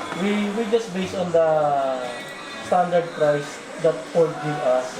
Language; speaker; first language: English; non-native, local second language; Filipino